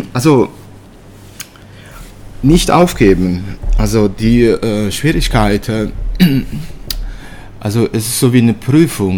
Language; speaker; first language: German; early bilingual, other home language; Italian